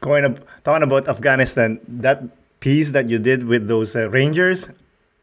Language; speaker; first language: English; non-native, local second language; Filipino